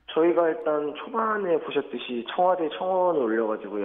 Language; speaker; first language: Korean; native; Korean